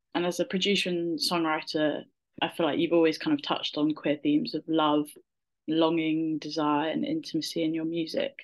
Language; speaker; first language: English; native; English